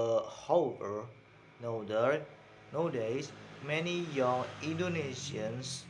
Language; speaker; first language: English; non-native, learner; Indonesian